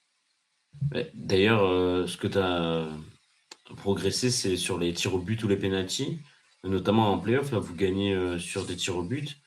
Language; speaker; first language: French; native; French